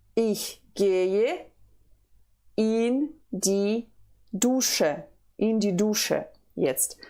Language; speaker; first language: German; non-native, fluent; Ukrainian